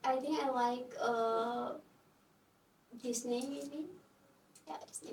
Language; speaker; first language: English; non-native, learner; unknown